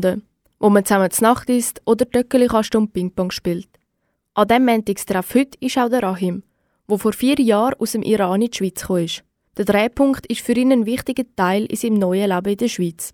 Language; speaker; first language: German; native; German